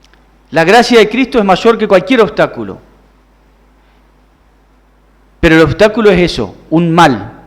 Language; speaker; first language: Spanish; native; Spanish